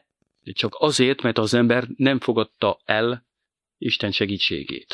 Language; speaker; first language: Hungarian; non-native, fluent; French